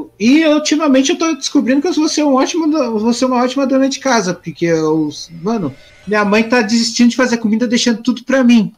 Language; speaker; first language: Portuguese; native; Portuguese